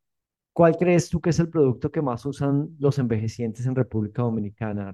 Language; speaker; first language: Spanish; native; Spanish